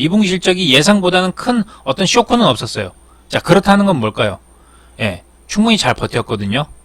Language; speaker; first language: Korean; native; Korean